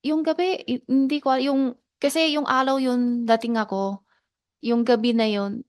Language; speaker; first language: Filipino; non-native, learner; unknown